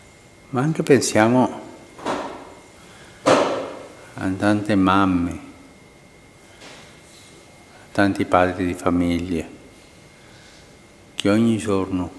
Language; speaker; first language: Italian; non-native, fluent; Spanish